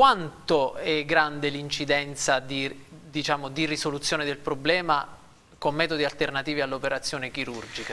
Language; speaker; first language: Italian; native; Italian